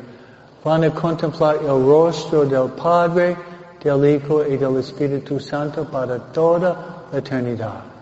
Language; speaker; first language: Spanish; non-native, fluent; English